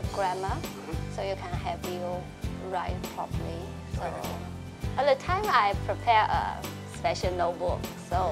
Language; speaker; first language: English; non-native, learner; Chinese